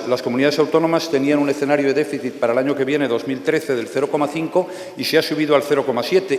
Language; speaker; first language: Spanish; native; Spanish